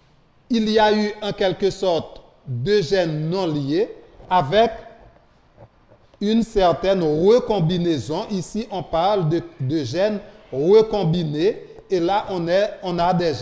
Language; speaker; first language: French; non-native, local second language; Haitian Creole